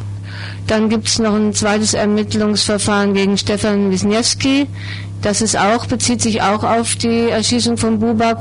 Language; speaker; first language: German; native; German